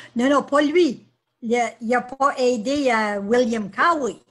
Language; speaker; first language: French; native; French